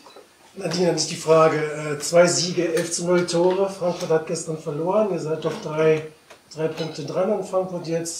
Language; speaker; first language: German; native; German